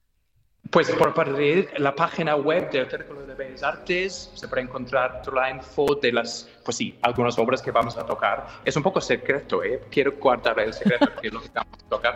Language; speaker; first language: Spanish; non-native, fluent; English